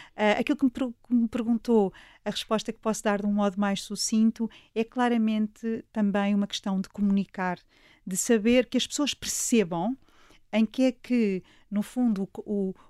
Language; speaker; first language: Portuguese; native; Portuguese